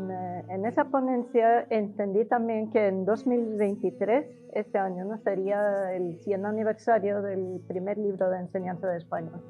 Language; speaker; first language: Spanish; non-native, fluent; Norwegian